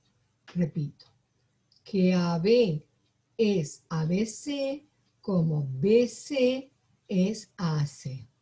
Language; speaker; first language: Spanish; native; Spanish